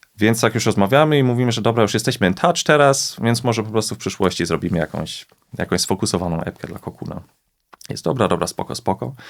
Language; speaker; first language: Polish; early bilingual, heritage; Polish